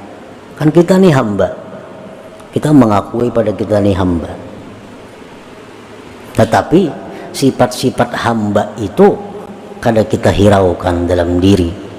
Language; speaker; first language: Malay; non-native, local second language; Banjar